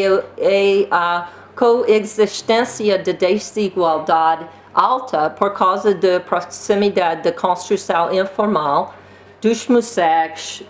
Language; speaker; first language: Portuguese; non-native, learner; English